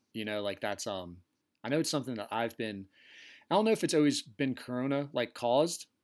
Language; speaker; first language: English; native; English